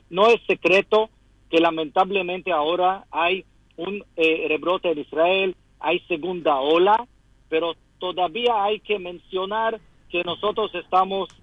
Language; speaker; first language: Spanish; non-native, fluent; Hebrew